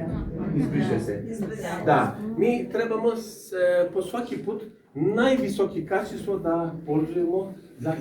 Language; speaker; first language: Bulgarian; non-native, learner; Serbian